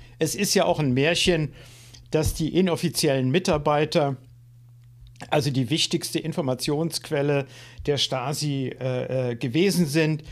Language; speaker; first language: German; native; German